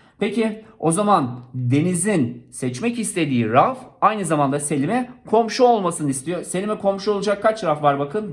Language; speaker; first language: Turkish; native; Turkish